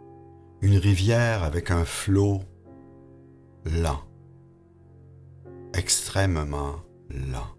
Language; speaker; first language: French; native; French